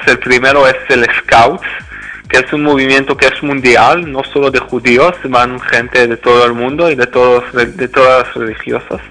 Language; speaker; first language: Spanish; non-native, fluent; Hebrew